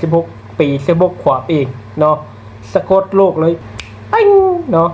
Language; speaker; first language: Thai; non-native, local second language; Lao